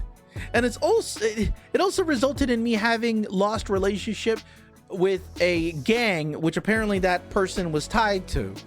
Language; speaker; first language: English; native; English